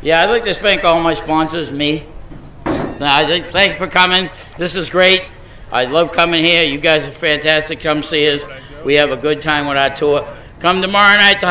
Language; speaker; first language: English; native; English